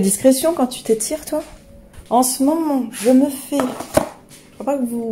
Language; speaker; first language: French; native; French